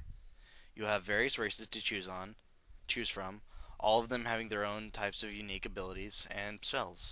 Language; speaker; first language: English; native; English